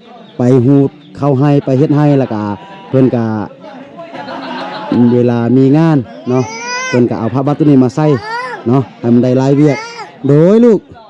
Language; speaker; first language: Thai; non-native, local second language; Lao